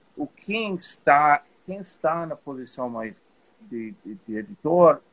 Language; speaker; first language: Portuguese; non-native, fluent; English